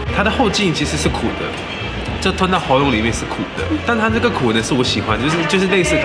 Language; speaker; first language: Chinese; native; Chinese